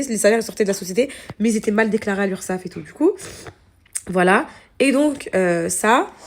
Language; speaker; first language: French; native; French